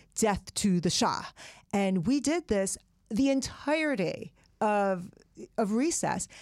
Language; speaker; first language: English; early bilingual, other home language; Persian